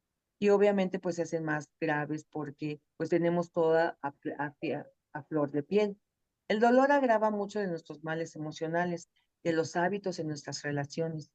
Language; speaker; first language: Spanish; native; Spanish